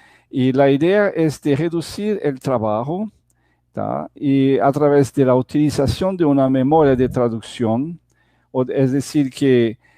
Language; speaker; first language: Spanish; non-native, fluent; Portuguese